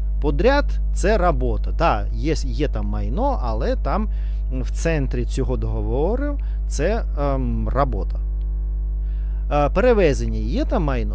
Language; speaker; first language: Ukrainian; non-native, learner; Russian